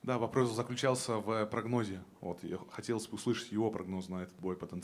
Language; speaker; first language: Russian; native; Russian